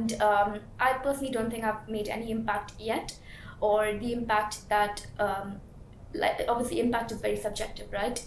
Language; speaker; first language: English; non-native, local second language; Hindi